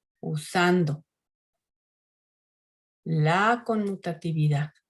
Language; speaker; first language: Spanish; native; Spanish